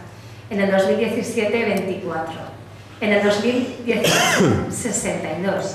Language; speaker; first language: Spanish; native; Spanish